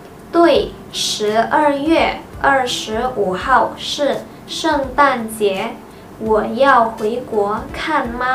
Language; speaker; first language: Chinese; non-native, fluent; Indonesian